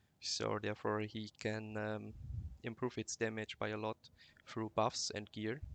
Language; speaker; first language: English; non-native, fluent; German